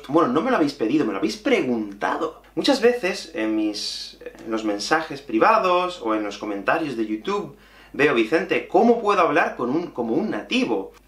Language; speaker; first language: Spanish; native; Spanish